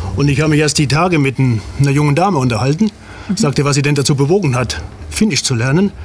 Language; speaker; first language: German; native; German